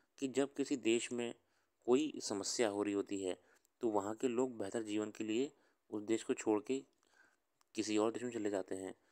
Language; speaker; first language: Hindi; native; Hindi